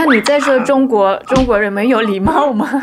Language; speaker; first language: Chinese; non-native, fluent; Thai